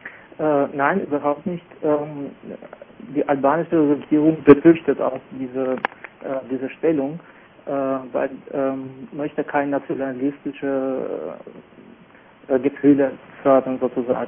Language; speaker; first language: German; non-native, fluent; Albanian